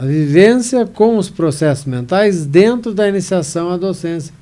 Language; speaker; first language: Portuguese; native; Portuguese